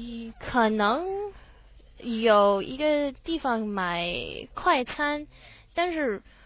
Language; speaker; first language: Chinese; non-native, learner; English